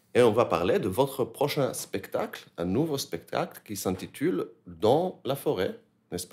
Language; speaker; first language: French; native; French